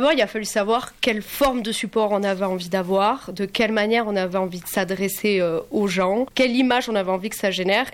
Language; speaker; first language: French; native; French